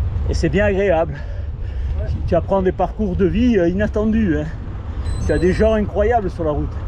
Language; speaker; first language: French; native; French